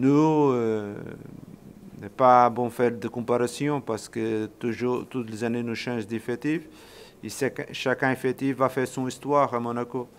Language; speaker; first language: French; non-native, fluent; Portuguese